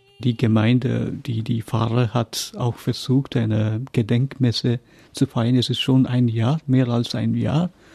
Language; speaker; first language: German; non-native, fluent; Tamil